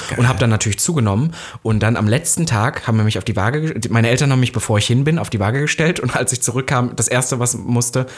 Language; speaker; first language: German; native; German